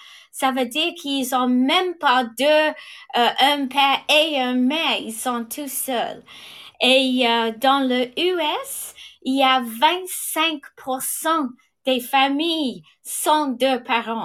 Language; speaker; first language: French; non-native, fluent; English